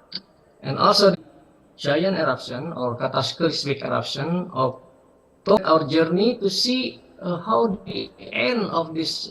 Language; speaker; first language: English; non-native, fluent; Indonesian